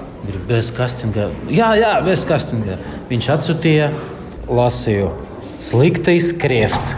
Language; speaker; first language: Latvian; non-native, learner; Russian